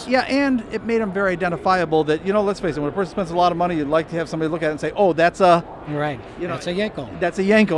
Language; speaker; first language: English; native; English